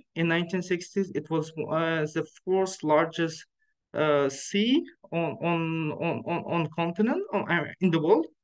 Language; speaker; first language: English; non-native, fluent; Uzbek